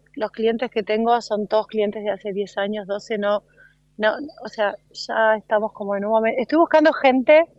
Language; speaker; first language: Spanish; native; Spanish